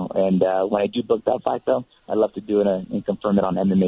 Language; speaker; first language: English; native; English